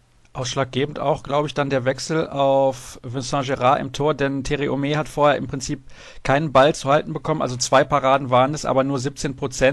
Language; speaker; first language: German; native; German